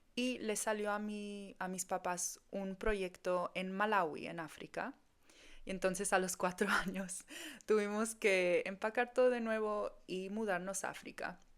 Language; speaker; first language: Spanish; early bilingual, heritage; Spanish